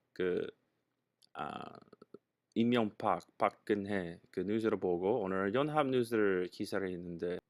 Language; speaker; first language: Korean; non-native, fluent; English